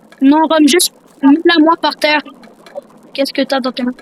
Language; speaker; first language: French; native; French